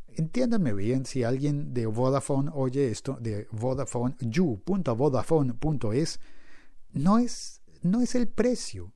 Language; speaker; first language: Spanish; native; Spanish